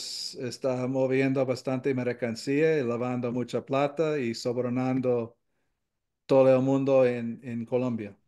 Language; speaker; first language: Spanish; non-native, fluent; English